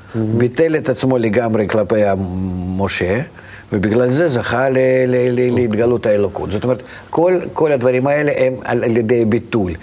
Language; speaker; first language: Hebrew; non-native, fluent; Russian